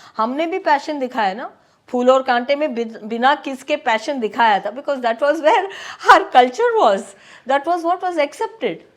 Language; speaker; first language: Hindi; non-native, local second language; Tamil